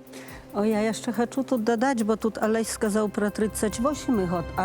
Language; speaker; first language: Polish; non-native, learner; Belarusian